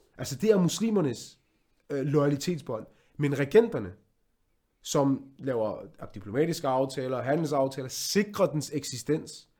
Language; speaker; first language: Danish; early bilingual, other home language; Arabic